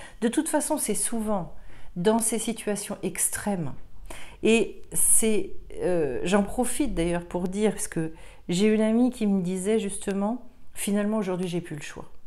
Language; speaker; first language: French; native; French